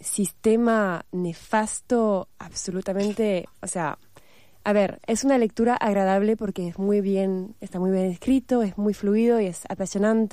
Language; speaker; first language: Spanish; non-native, fluent; French